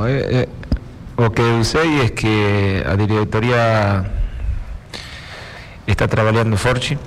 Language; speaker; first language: Portuguese; non-native, learner; Spanish